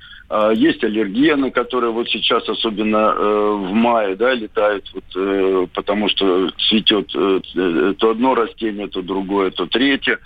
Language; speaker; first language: Russian; native; Russian